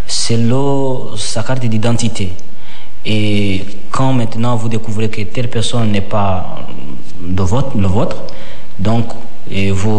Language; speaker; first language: French; non-native, local second language; Kinyarwanda